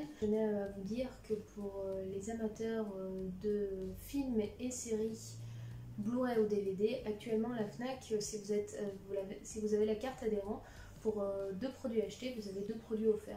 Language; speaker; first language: French; native; French